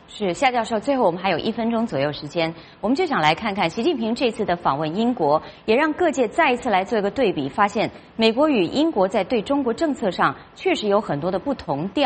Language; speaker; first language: Chinese; native; Chinese